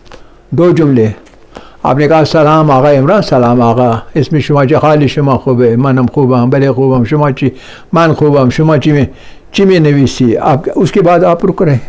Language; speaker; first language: Persian; non-native, fluent; Urdu